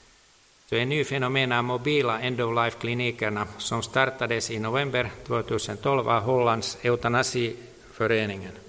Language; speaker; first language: Swedish; non-native, local second language; Finnish